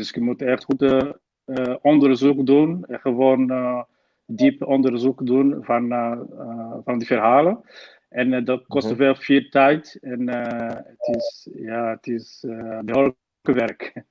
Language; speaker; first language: Dutch; non-native, fluent; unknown